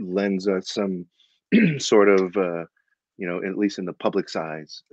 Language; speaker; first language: English; native; English